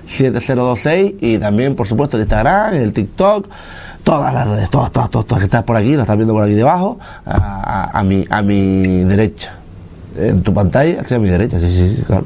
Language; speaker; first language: Spanish; native; Spanish